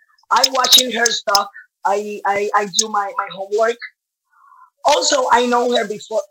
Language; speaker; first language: English; non-native, learner; Spanish